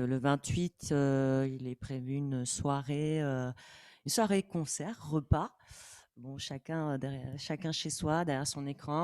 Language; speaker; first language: French; native; French